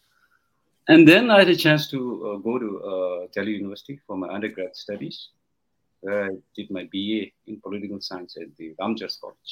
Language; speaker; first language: English; non-native, local second language; Tibetan